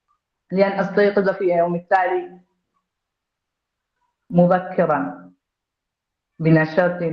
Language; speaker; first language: Arabic; non-native, learner; Bangla